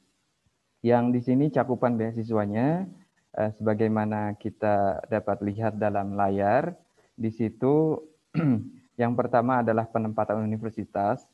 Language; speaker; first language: Indonesian; native; Indonesian